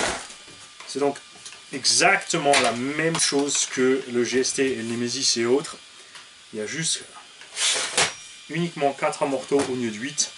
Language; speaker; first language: French; native; French